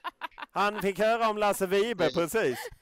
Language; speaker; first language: Swedish; native; Swedish